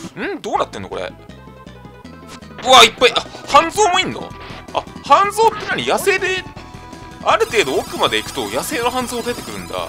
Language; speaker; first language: Japanese; native; Japanese